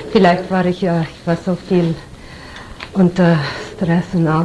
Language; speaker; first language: German; non-native, learner; English